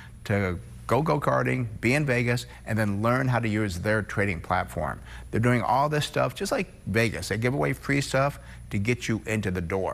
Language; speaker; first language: English; native; English